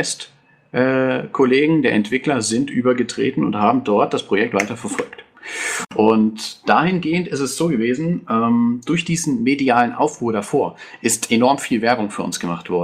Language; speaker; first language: German; native; German